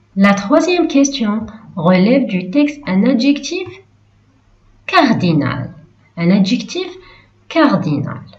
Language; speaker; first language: French; non-native, local second language; Arabic